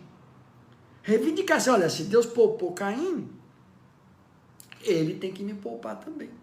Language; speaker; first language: Portuguese; native; Portuguese